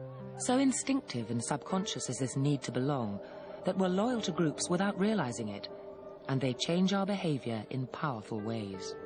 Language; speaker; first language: English; native; English